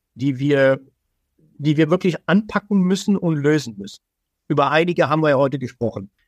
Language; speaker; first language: German; early bilingual, other home language; Persian